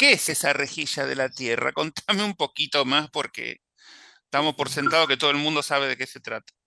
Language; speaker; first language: Spanish; native; Spanish